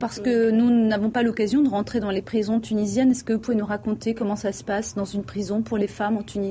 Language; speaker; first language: French; native; French